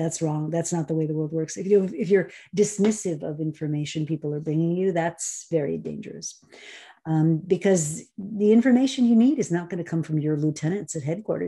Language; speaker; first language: English; native; English